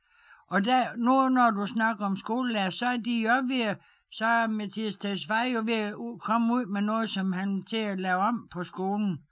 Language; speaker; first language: Danish; native; Danish